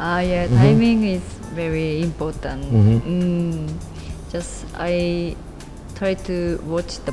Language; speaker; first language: English; non-native, learner; Japanese